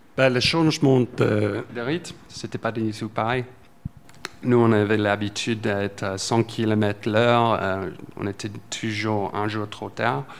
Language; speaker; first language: French; non-native, fluent; English